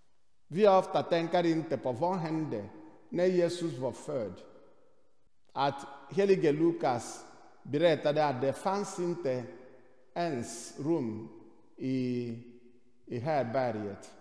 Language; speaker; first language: Swedish; non-native, fluent; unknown